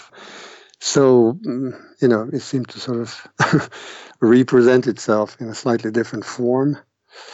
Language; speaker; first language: English; non-native, fluent; Norwegian